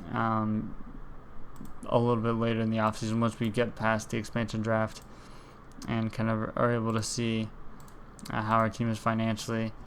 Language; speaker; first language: English; native; English